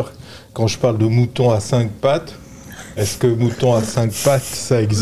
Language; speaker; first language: French; native; French